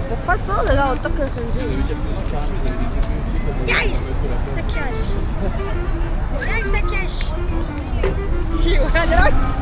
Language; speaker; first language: Korean; non-native, learner; Spanish